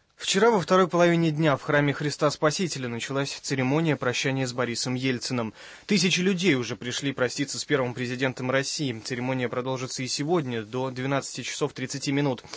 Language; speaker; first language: Russian; native; Russian